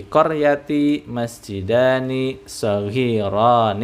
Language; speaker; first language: Arabic; non-native, fluent; Indonesian